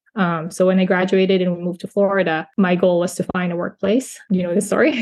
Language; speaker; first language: English; native; English